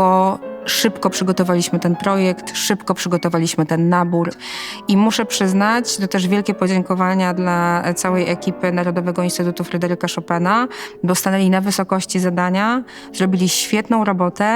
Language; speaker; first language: Polish; native; Polish